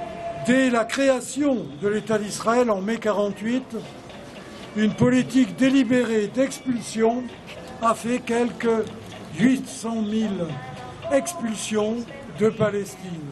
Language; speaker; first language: French; native; French